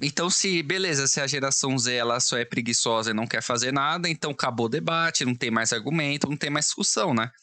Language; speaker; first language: Portuguese; native; Portuguese